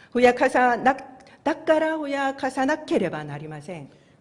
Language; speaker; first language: Japanese; non-native, fluent; Korean